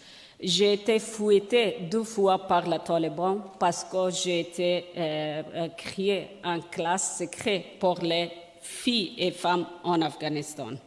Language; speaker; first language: French; non-native, learner; Persian